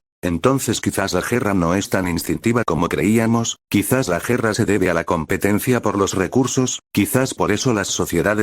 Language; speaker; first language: Spanish; native; Spanish